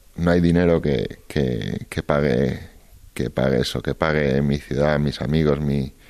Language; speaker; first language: Spanish; native; Spanish